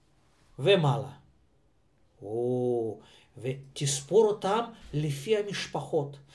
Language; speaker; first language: Hebrew; non-native, fluent; Russian